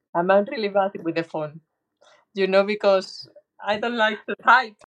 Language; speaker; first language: English; non-native, learner; Spanish